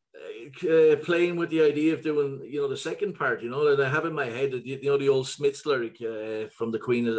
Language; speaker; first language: English; native; English